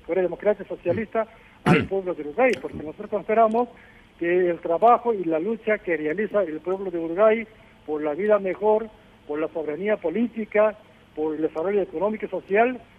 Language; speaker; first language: Spanish; non-native, fluent; Korean